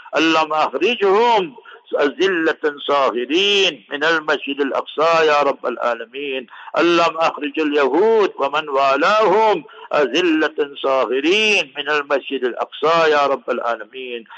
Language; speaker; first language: Arabic; non-native, fluent; English